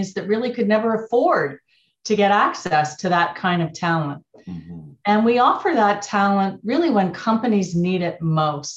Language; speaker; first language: English; native; English